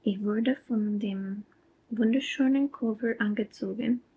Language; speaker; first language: German; non-native, learner; English